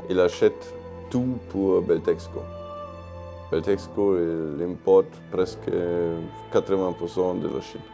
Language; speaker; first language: French; non-native, learner; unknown